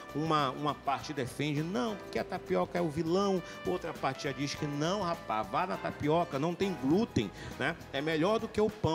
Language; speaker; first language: Portuguese; native; Portuguese